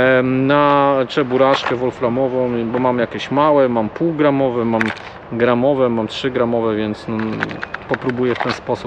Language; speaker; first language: Polish; native; Polish